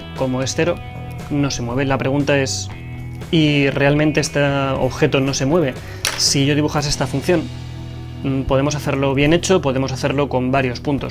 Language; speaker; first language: Spanish; native; Spanish